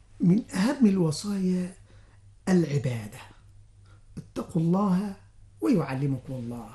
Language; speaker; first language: Arabic; native; Arabic